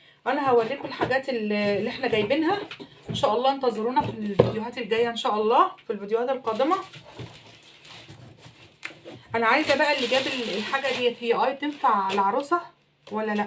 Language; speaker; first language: Arabic; native; Arabic